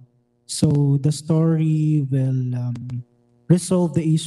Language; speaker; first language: English; non-native, local second language; Filipino